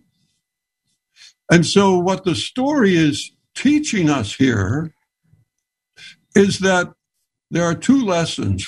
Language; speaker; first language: English; native; English